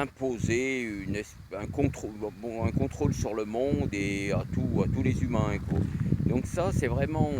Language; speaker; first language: French; native; French